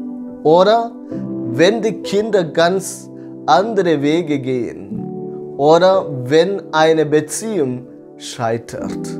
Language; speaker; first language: German; non-native, fluent; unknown